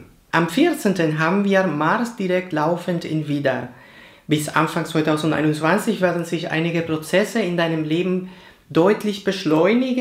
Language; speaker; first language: German; non-native, fluent; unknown